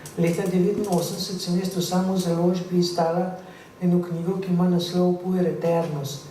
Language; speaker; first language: Slovenian; native; Slovenian